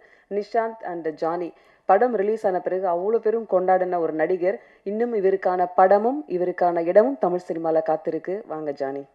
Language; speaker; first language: Tamil; native; Tamil